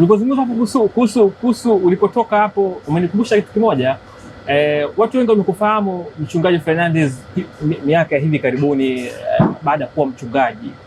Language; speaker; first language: Swahili; native; Swahili